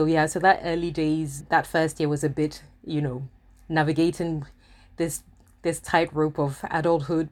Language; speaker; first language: English; non-native, local second language; Akan